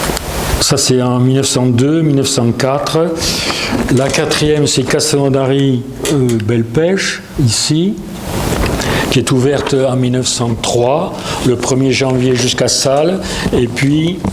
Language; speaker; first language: French; native; French